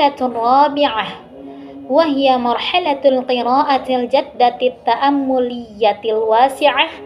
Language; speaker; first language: Arabic; non-native, learner; Indonesian